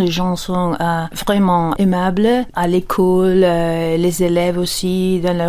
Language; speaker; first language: French; non-native, fluent; Spanish